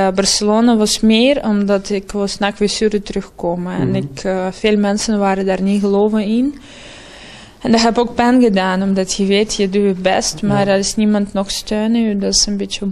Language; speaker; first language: Dutch; non-native, learner; Russian